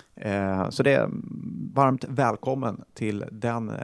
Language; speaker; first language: Swedish; native; Swedish